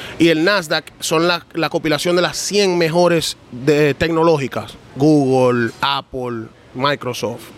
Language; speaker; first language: Spanish; early bilingual, heritage; Spanish